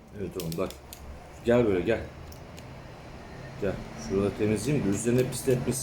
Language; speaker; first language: Turkish; native; Turkish